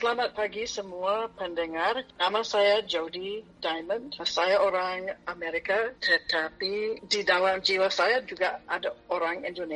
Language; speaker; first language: Indonesian; non-native, fluent; English